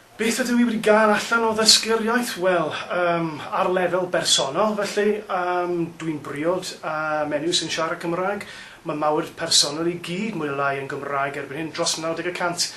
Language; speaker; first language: Welsh; non-native, local second language; English